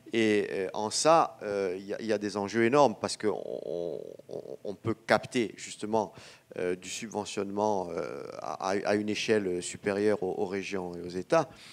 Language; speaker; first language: French; native; French